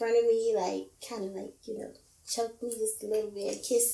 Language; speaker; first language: English; native; English